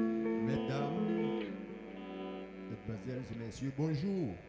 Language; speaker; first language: French; non-native, local second language; Haitian Creole